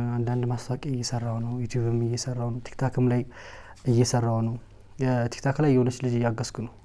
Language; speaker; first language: Amharic; native; Amharic